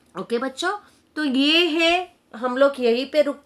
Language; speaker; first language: Hindi; non-native, local second language; Marathi